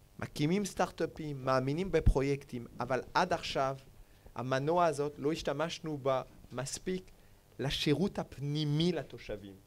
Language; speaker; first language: Hebrew; non-native, fluent; French